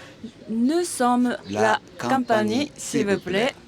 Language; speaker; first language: French; non-native, learner; Japanese